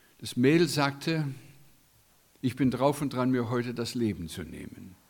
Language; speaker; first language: German; non-native, fluent; English